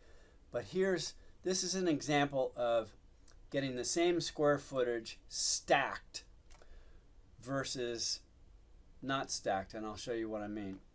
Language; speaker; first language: English; native; English